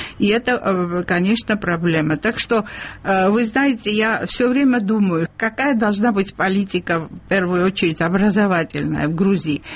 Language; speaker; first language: Russian; non-native, local second language; Georgian